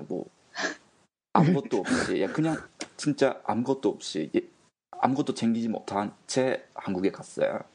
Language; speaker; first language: Korean; non-native, fluent; Japanese